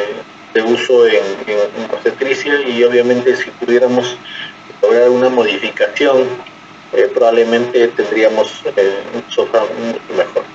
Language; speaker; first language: Spanish; native; Spanish